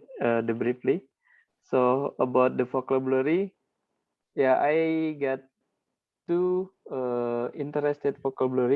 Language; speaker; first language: English; non-native, learner; Indonesian